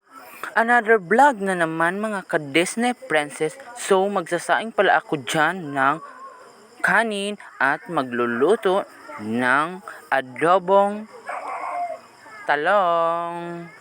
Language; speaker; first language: Filipino; non-native, local second language; Cebuano